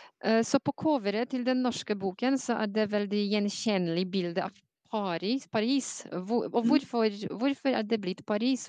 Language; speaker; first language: Norwegian; non-native, fluent; Polish